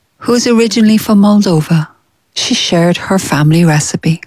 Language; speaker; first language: English; native; English